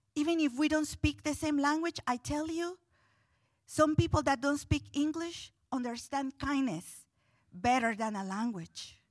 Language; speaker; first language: English; non-native, fluent; Spanish